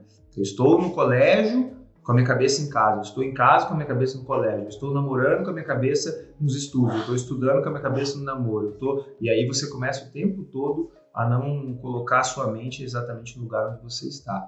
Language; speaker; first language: Portuguese; native; Portuguese